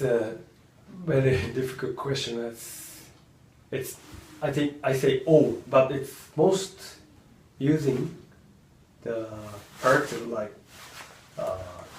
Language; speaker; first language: English; non-native, learner; Japanese